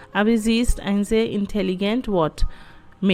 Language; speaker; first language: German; non-native, fluent; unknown